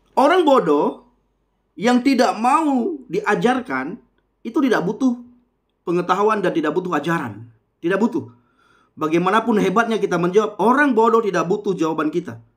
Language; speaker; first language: Indonesian; non-native, local second language; Achinese